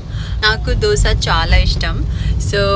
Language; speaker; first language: Telugu; non-native, learner; Kannada